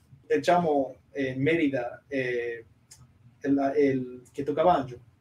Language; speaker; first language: Spanish; non-native, fluent; English